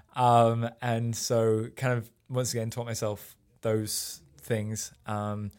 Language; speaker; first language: English; native; English